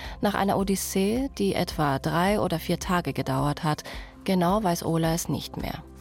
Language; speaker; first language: German; early bilingual, other home language; Persian